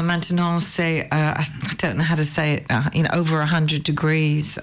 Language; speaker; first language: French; non-native, learner; English